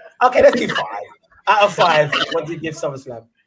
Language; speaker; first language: English; native; English